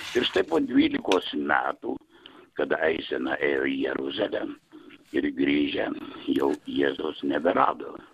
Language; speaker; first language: Lithuanian; native; Lithuanian